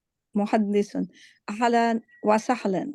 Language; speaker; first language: Arabic; non-native, learner; Urdu